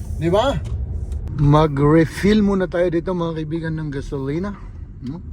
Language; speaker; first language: Filipino; native; Filipino